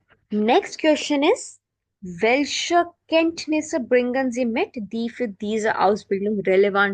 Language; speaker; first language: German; non-native, learner; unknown